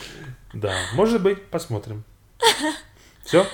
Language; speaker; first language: Russian; non-native, fluent; English